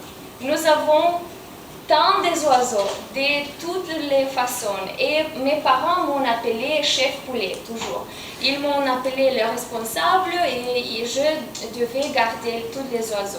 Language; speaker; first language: French; non-native, fluent; Romanian